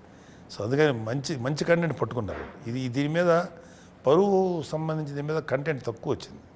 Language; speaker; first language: Telugu; native; Telugu